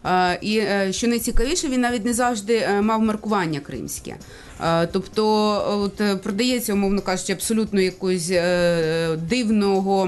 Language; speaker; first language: Ukrainian; native; Ukrainian